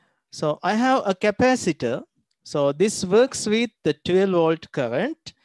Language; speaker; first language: English; non-native, local second language; Sinhala